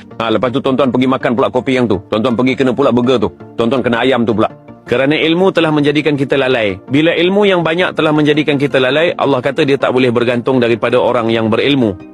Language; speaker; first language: Malay; native; Malay